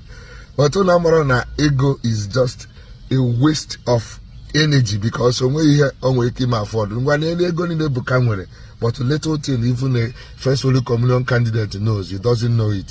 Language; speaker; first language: English; non-native, local second language; Igbo